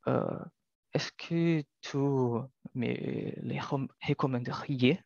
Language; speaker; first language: French; non-native, learner; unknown